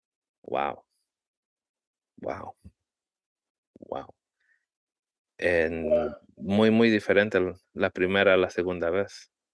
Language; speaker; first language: Spanish; early bilingual, heritage; Spanish